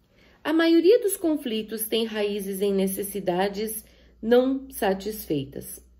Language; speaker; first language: Portuguese; native; Portuguese